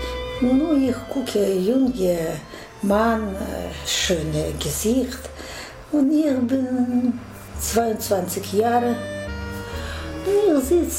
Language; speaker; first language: German; non-native, learner; Russian